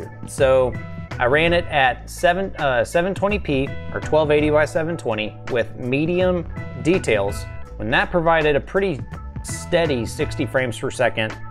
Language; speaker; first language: English; native; English